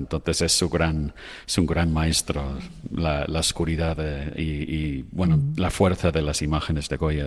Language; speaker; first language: Spanish; non-native, fluent; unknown